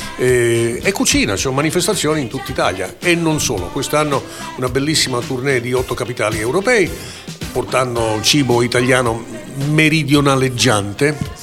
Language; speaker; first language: Italian; early bilingual, heritage; Italian